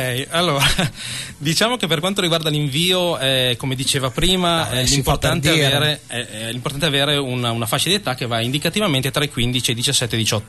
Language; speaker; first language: Italian; native; Italian